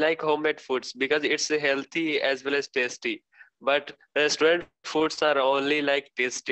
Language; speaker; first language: English; non-native, learner; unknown